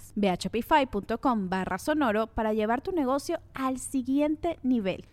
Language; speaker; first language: Spanish; native; Spanish